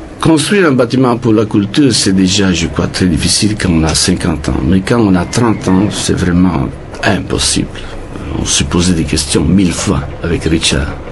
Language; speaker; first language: French; non-native, fluent; Italian